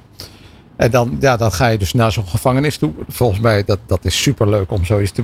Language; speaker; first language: Dutch; native; Dutch